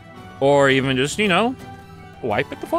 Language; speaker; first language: English; native; English